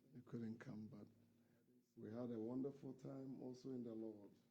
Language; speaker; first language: English; non-native, fluent; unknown